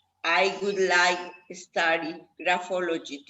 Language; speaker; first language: English; non-native, learner; Spanish